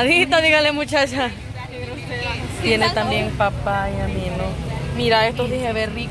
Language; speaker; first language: Spanish; native; Spanish